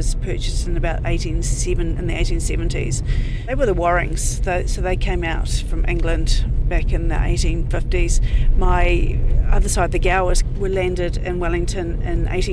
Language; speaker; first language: English; native; English